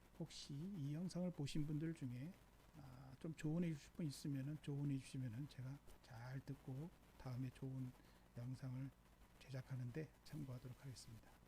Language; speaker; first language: Korean; native; Korean